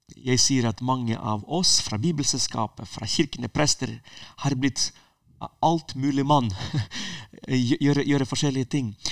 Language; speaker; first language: Norwegian; non-native, fluent; Ukrainian